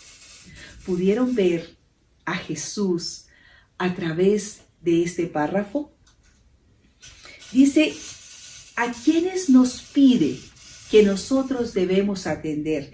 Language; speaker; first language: Spanish; native; Spanish